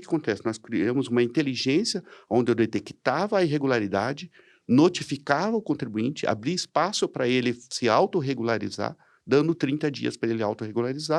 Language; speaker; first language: Portuguese; native; Portuguese